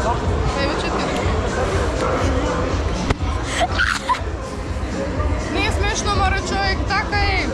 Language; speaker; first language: Macedonian; native; Macedonian